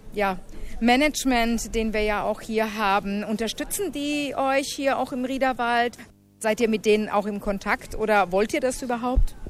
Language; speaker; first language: German; native; German